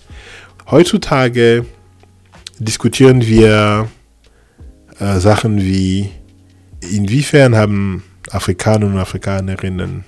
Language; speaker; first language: German; non-native, fluent; French